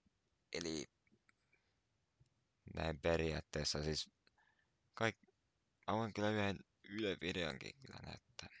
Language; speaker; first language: Finnish; native; Finnish